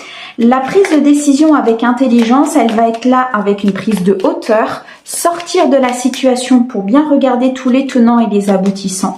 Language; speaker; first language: French; native; French